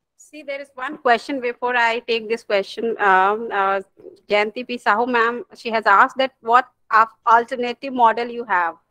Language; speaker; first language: English; non-native, local second language; Hindi